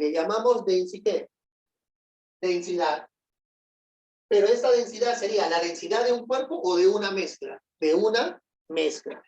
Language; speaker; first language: Spanish; native; Spanish